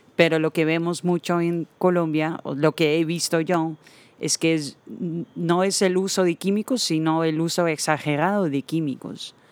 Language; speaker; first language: Spanish; non-native, fluent; Dutch